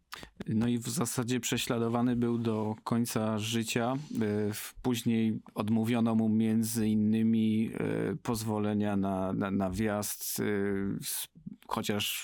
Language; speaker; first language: Polish; native; Polish